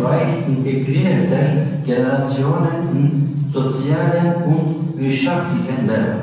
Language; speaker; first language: German; non-native, learner; Turkish